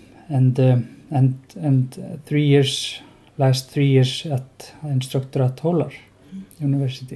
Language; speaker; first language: English; non-native, fluent; Icelandic